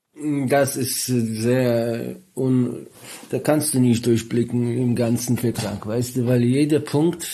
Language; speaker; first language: German; non-native, learner; Polish